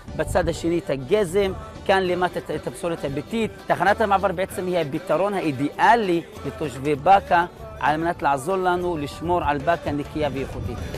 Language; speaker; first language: Hebrew; non-native, local second language; Arabic